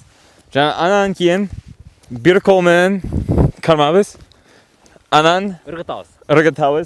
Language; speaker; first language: Kyrgyz; non-native, learner; English